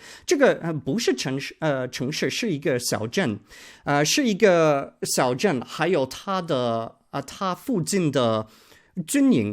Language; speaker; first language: Chinese; non-native, learner; English